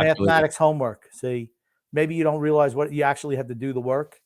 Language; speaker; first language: English; native; English